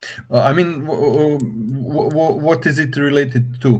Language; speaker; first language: English; non-native, learner; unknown